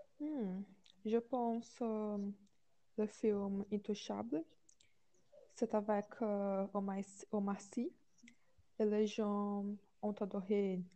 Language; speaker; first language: French; non-native, learner; Portuguese